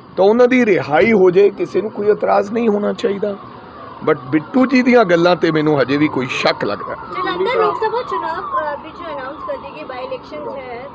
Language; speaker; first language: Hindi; non-native, local second language; Punjabi